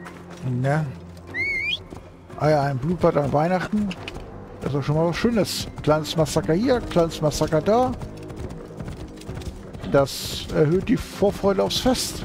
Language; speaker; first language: German; native; German